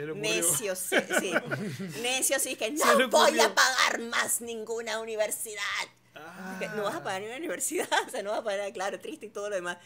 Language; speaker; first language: Spanish; native; Spanish